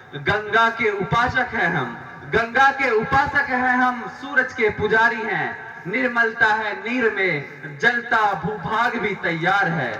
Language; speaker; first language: Hindi; native; Hindi